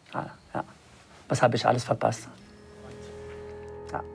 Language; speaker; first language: German; non-native, learner; Arabic